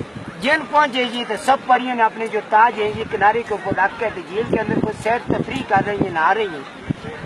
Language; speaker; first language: Hindi; non-native, local second language; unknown